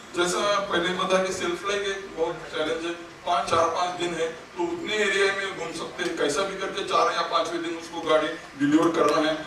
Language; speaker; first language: Hindi; non-native, local second language; Marathi